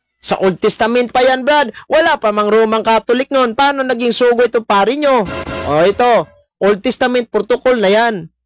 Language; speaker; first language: Filipino; non-native, local second language; Cebuano